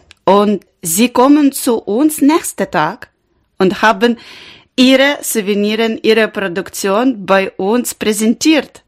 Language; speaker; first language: German; non-native, learner; Ukrainian